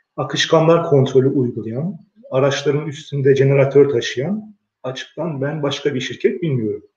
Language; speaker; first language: Turkish; early bilingual, heritage; Turkish